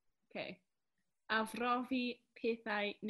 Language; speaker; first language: Welsh; non-native, learner; English